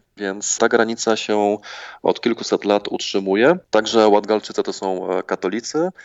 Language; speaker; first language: Polish; native; Polish